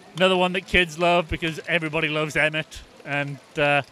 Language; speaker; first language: English; native; English